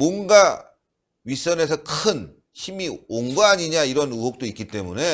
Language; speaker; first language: Korean; native; Korean